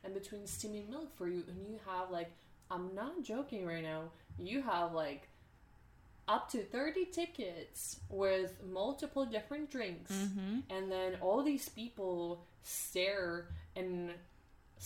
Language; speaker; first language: English; non-native, fluent; Russian